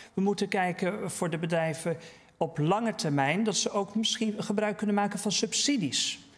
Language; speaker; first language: Dutch; native; Dutch